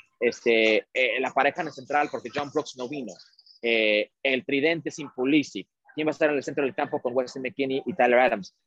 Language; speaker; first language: Spanish; early bilingual, heritage; Spanish